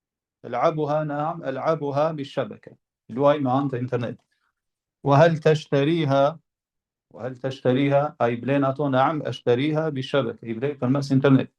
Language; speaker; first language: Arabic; non-native, fluent; Albanian